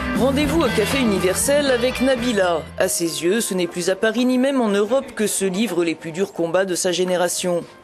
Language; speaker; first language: French; native; French